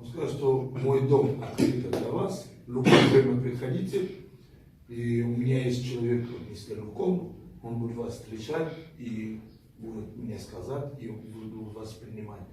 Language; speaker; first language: Russian; non-native, fluent; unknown